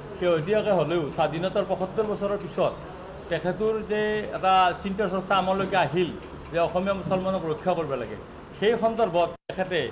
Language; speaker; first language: Assamese; native; Assamese